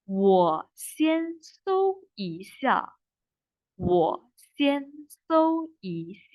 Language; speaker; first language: Chinese; non-native, fluent; Indonesian